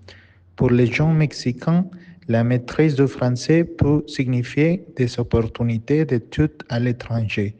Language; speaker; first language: French; non-native, learner; Spanish